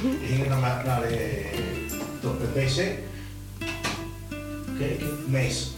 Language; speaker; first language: Dutch; non-native, fluent; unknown